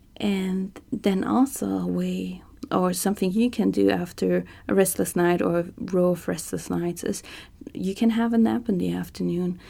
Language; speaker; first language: English; non-native, fluent; German